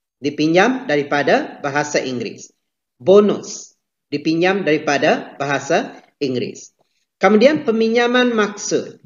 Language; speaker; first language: Malay; native; Malay